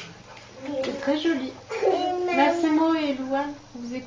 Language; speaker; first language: French; native; French